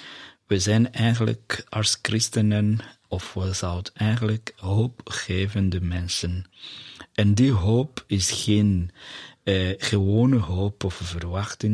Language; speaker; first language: Dutch; non-native, fluent; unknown